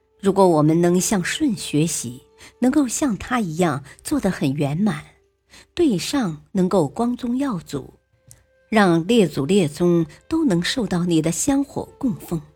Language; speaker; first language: Chinese; native; Chinese